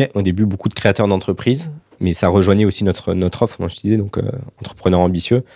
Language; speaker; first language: French; native; French